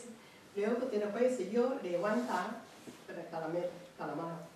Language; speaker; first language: Spanish; non-native, learner; Chinese